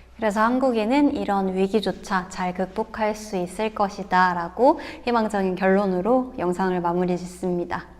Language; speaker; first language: Korean; native; Korean